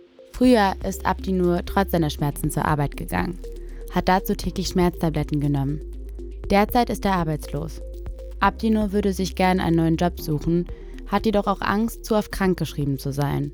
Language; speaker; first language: German; native; German